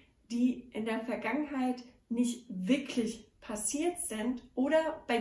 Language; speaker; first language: German; non-native, fluent; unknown